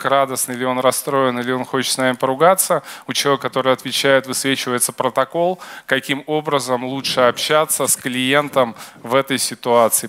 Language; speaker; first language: Russian; native; Russian